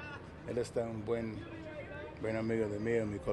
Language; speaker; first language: Spanish; non-native, learner; English